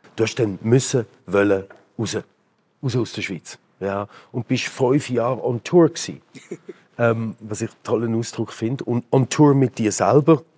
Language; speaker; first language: German; native; German